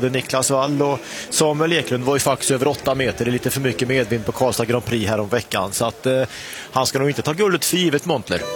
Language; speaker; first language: Swedish; native; Swedish